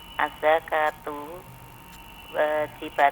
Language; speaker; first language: Arabic; non-native, learner; Indonesian